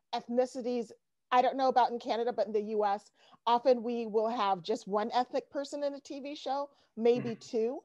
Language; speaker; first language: English; native; English